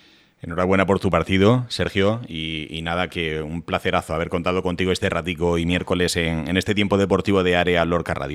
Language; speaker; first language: Spanish; native; Spanish